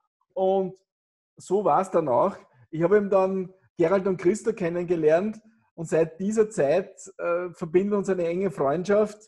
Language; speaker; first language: German; native; German